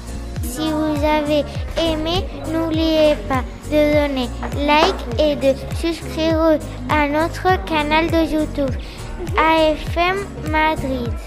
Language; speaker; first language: French; non-native, learner; Spanish